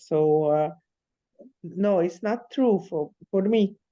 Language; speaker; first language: English; non-native, learner; Arabic